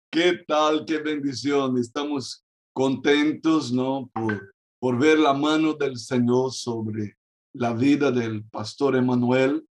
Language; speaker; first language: Spanish; non-native, fluent; Portuguese